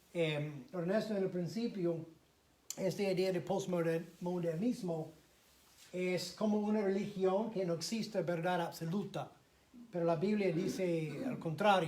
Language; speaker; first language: Spanish; non-native, fluent; English